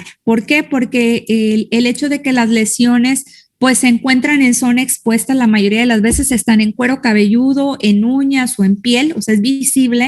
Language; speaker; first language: Spanish; native; Spanish